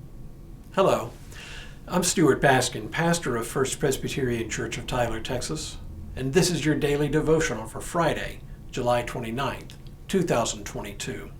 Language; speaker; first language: English; native; English